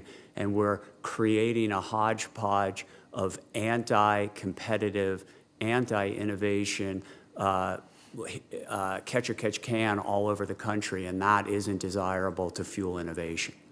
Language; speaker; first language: English; native; English